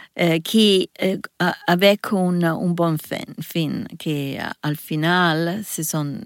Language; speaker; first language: French; non-native, learner; Italian